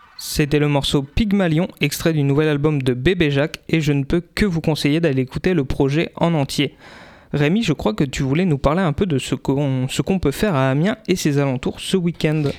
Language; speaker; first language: French; native; French